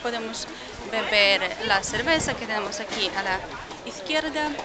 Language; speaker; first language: Spanish; non-native, fluent; Polish